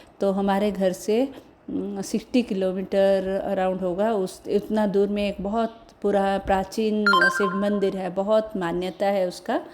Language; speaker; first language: Hindi; non-native, local second language; Odia